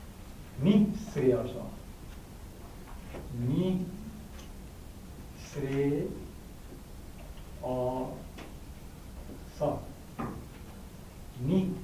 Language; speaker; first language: Japanese; non-native, learner; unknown